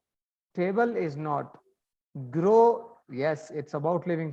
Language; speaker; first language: English; non-native, learner; Arabic